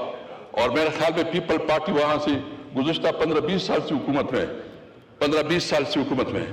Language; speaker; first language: Urdu; non-native, local second language; Pashto